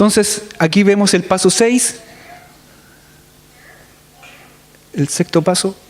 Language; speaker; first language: Spanish; native; Spanish